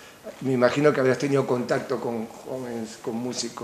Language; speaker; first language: Spanish; native; Spanish